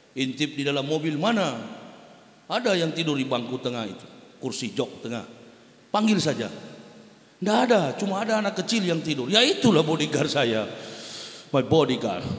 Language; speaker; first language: Indonesian; native; Indonesian